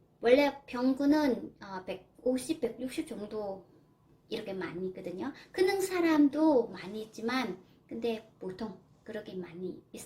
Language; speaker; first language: Korean; non-native, learner; Vietnamese